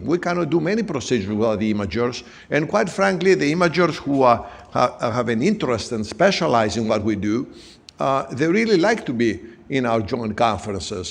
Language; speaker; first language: English; non-native, fluent; Greek